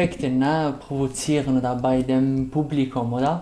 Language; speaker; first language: German; non-native, fluent; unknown